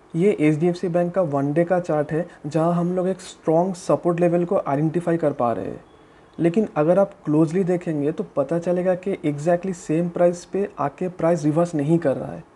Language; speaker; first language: Hindi; native; Hindi